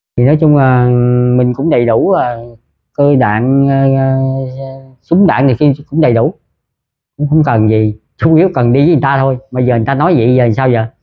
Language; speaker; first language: Vietnamese; early bilingual, heritage; Vietnamese